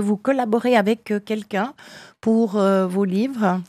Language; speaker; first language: French; native; French